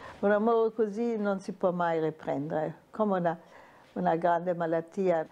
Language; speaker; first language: Italian; non-native, fluent; German